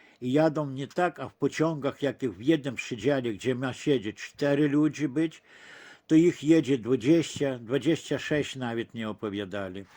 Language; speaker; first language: Polish; early bilingual, heritage; Polish